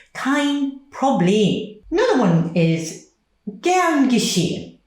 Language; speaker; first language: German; non-native, fluent; English